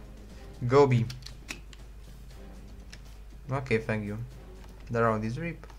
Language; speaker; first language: English; non-native, learner; Romanian